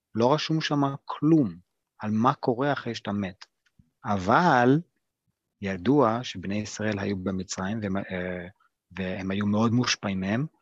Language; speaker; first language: Hebrew; early bilingual, other home language; English